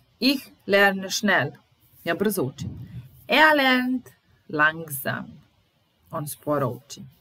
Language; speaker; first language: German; non-native, fluent; Serbian